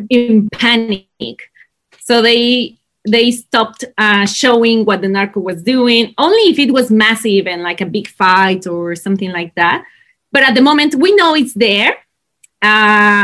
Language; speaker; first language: English; non-native, fluent; Spanish